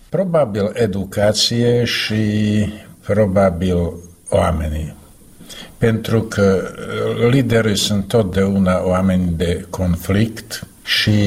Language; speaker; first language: Romanian; non-native, learner; Slovak